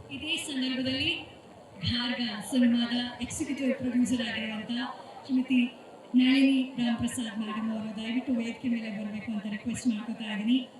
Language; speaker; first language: Kannada; native; Kannada